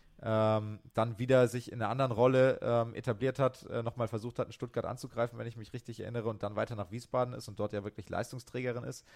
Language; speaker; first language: German; native; German